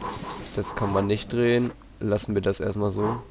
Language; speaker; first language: German; native; German